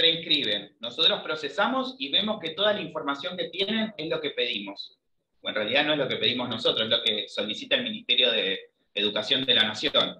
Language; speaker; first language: Spanish; native; Spanish